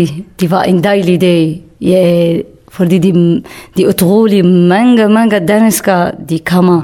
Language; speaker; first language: Danish; non-native, learner; Kurdish